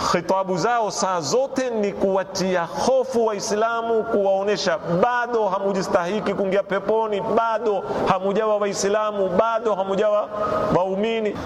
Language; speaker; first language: Swahili; native; Swahili